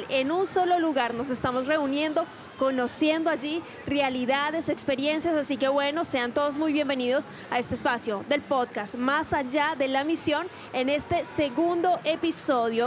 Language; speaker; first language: Spanish; native; Spanish